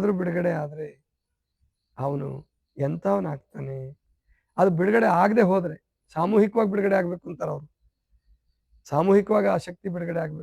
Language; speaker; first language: Kannada; native; Kannada